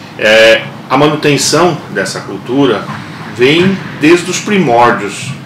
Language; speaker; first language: Portuguese; non-native, local second language; German